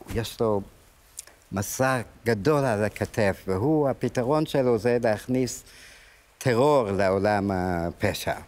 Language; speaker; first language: Hebrew; early bilingual, other home language; Arabic